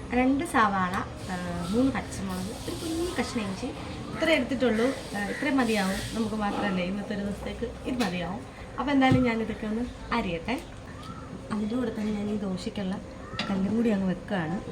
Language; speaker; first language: Malayalam; native; Malayalam